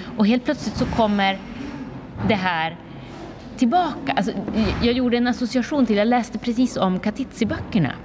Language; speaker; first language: Swedish; native; Swedish